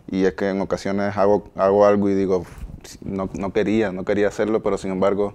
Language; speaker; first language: Spanish; native; Spanish